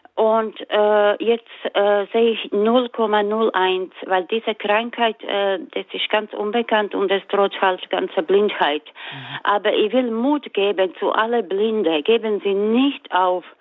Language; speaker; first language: German; non-native, learner; Croatian